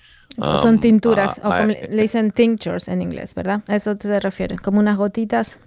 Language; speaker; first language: Spanish; native; Spanish